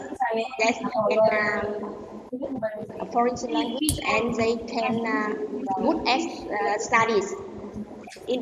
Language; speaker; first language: English; non-native, learner; Vietnamese